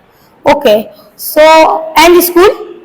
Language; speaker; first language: English; non-native, learner; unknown